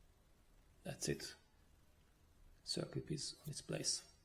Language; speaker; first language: English; non-native, fluent; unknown